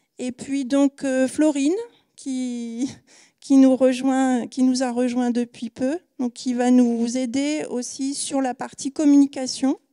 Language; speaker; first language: French; native; French